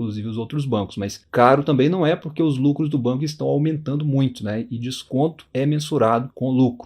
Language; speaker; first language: Portuguese; native; Portuguese